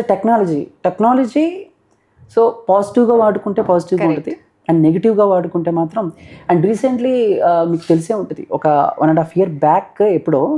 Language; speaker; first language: Telugu; native; Telugu